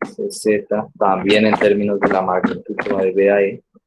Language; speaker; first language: Spanish; native; Spanish